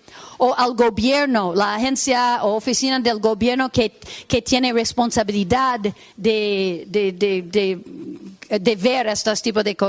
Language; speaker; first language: Spanish; non-native, fluent; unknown